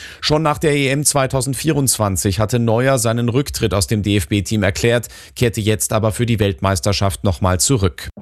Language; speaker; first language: German; native; German